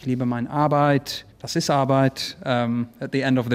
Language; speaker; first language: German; non-native, learner; English